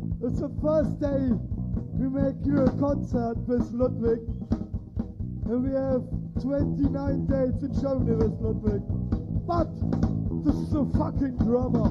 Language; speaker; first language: English; non-native, learner; German